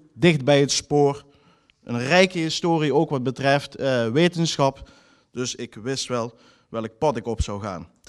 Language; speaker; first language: Dutch; native; Dutch